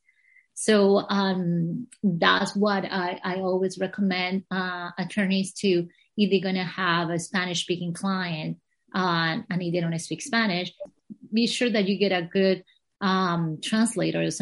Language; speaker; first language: English; non-native, fluent; Spanish